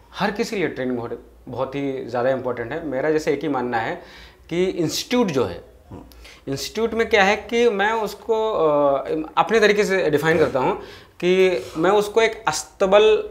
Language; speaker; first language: Hindi; native; Hindi